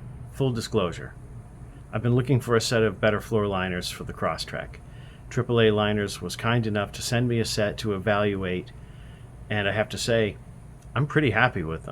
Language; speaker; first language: English; native; English